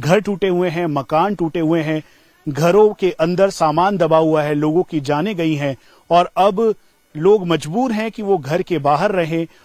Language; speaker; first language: Hindi; native; Hindi